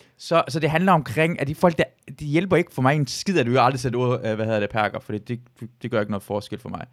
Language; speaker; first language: Danish; early bilingual, other home language; Persian